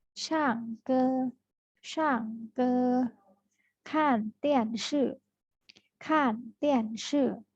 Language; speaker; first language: Chinese; non-native, fluent; Thai